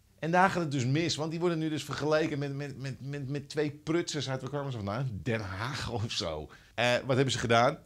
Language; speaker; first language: Dutch; native; Dutch